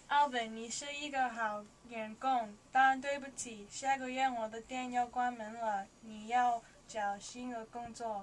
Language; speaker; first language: Chinese; non-native, learner; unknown